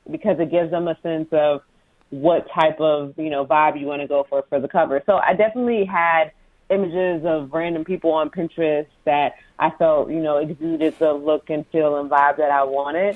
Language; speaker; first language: English; native; English